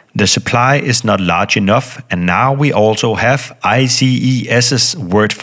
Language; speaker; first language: English; non-native, fluent; Danish